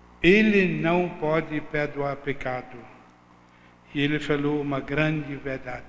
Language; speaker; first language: Portuguese; non-native, fluent; German